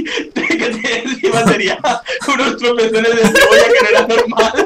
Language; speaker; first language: Spanish; native; Spanish